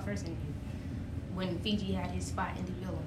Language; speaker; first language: English; native; English